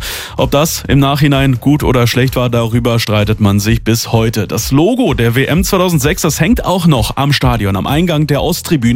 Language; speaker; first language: German; native; German